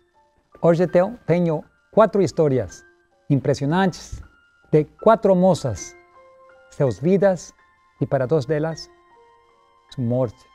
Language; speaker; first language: Portuguese; non-native, learner; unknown